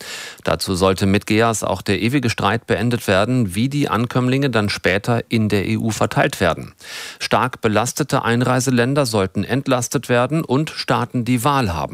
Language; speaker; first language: German; native; German